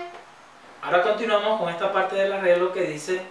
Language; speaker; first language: Spanish; native; Spanish